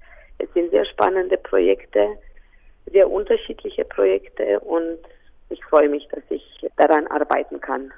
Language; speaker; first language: German; non-native, local second language; Romanian